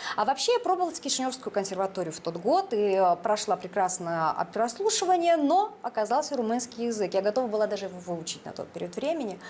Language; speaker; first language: Russian; native; Russian